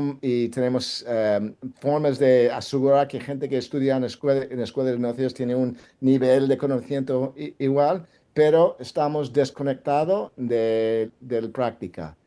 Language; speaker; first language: Spanish; non-native, fluent; English